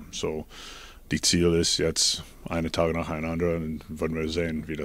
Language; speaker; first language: German; non-native, learner; English